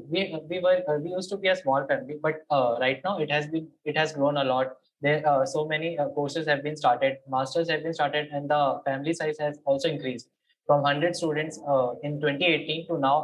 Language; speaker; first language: English; non-native, local second language; Hindi